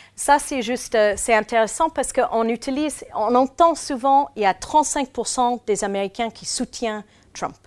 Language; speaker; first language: French; non-native, fluent; English